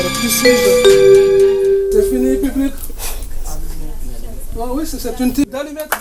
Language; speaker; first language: French; non-native, local second language; Comorian